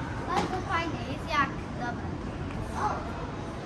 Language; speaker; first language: Polish; early bilingual, heritage; English